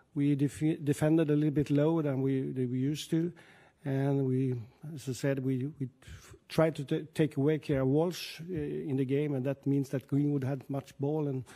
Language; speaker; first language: English; non-native, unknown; Swedish